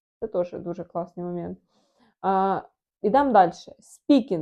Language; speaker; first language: Ukrainian; non-native, local second language; Russian